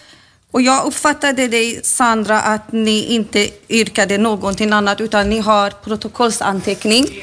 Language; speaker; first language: Swedish; native; Swedish